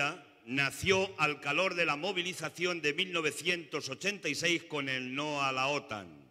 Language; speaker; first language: Spanish; native; Spanish